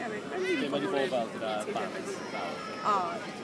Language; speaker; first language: Welsh; native; Welsh